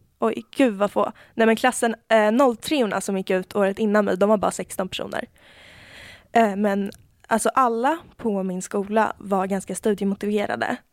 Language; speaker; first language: Swedish; native; Swedish